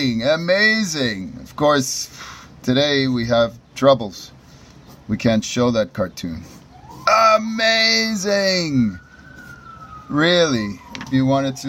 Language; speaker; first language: English; native; English